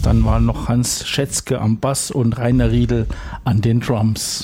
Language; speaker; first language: German; native; German